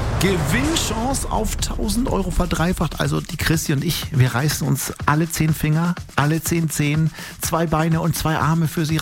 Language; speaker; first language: German; native; German